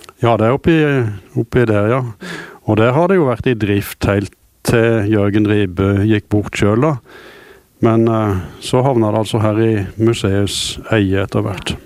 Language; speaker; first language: Norwegian; native; Norwegian